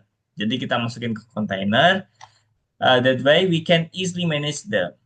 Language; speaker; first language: English; non-native, fluent; Indonesian